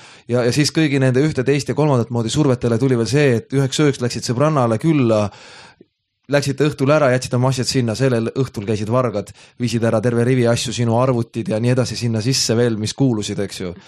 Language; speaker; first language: Estonian; native; Estonian